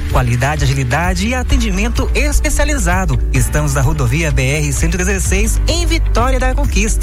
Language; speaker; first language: Portuguese; native; Portuguese